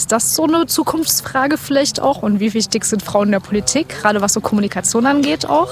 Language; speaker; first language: German; native; German